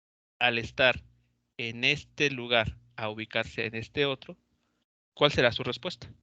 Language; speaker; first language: Spanish; native; Spanish